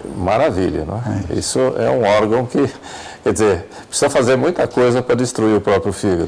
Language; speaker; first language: Portuguese; native; Portuguese